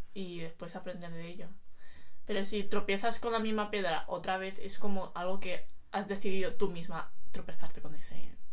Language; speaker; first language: Spanish; early bilingual, other home language; Chinese